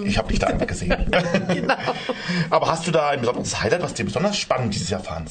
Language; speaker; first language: German; native; German